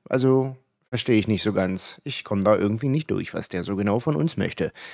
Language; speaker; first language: German; native; German